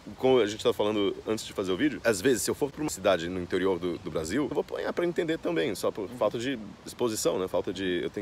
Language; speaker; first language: Portuguese; native; Portuguese